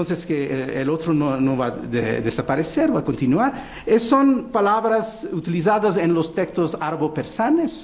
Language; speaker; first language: Spanish; non-native, fluent; Portuguese